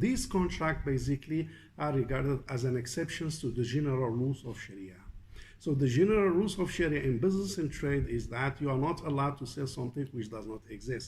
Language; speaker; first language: English; non-native, fluent; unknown